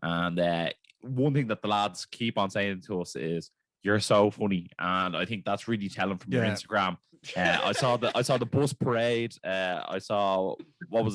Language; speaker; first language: English; native; English